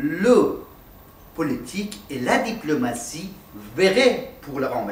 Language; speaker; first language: French; non-native, fluent; Persian